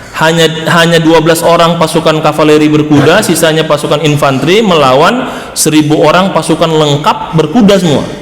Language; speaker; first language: Indonesian; native; Indonesian